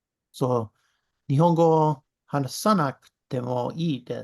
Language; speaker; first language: Japanese; non-native, learner; English